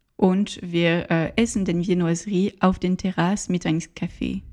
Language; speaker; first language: German; non-native, learner; French